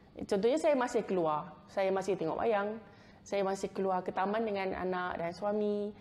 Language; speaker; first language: Malay; native; Malay